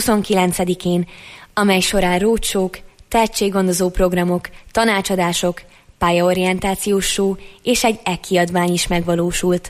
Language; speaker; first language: Hungarian; native; Hungarian